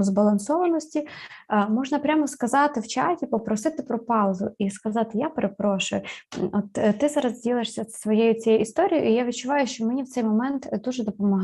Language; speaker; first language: Ukrainian; native; Ukrainian